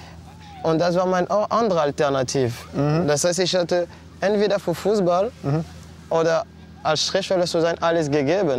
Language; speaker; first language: German; non-native, fluent; French